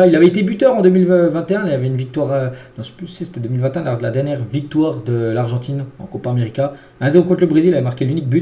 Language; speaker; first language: French; native; French